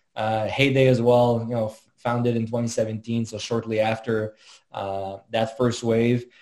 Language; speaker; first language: English; native; English